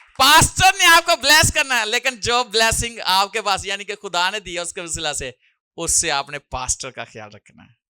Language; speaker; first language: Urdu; non-native, local second language; Punjabi